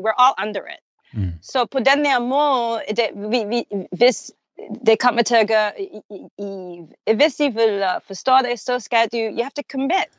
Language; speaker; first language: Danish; non-native, fluent; English